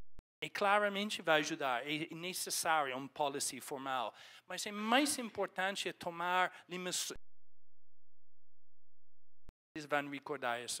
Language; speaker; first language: Portuguese; non-native, fluent; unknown